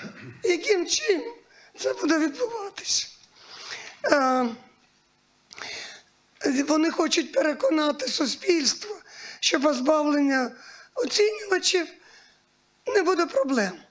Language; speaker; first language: Ukrainian; native; Ukrainian